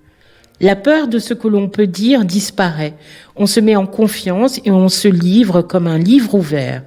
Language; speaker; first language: French; native; French